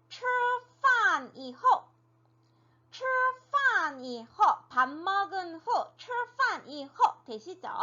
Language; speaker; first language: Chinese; non-native, fluent; Korean